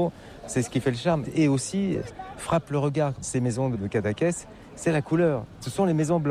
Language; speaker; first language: French; native; French